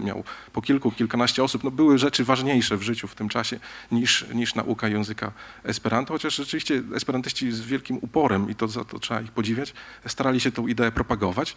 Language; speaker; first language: Polish; native; Polish